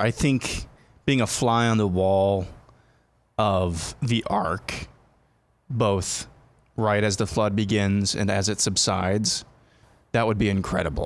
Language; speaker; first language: English; native; English